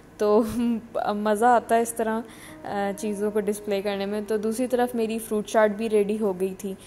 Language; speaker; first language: Urdu; native; Urdu